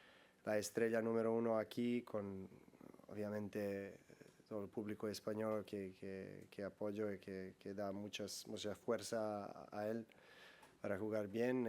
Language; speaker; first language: Spanish; non-native, learner; Serbian